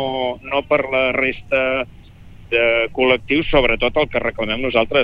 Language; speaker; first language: Catalan; native; Catalan